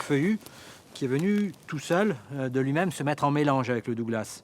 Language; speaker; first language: French; native; French